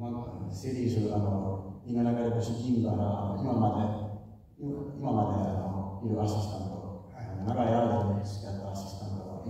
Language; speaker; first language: Japanese; non-native, fluent; Finnish